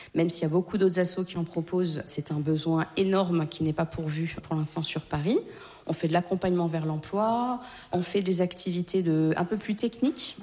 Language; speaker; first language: French; native; French